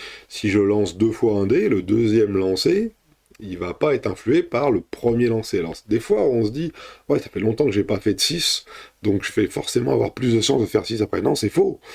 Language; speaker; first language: French; native; French